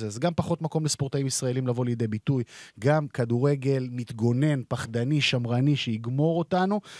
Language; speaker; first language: Hebrew; native; Hebrew